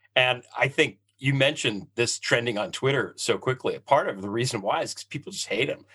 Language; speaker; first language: English; native; English